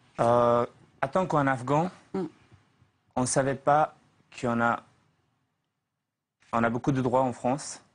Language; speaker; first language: French; non-native, learner; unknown